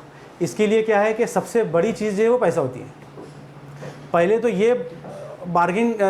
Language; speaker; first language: Hindi; native; Hindi